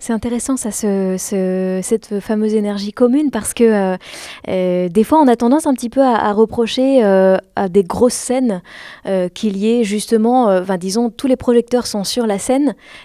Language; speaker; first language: French; native; French